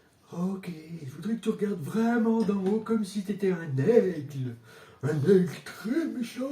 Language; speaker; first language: French; native; French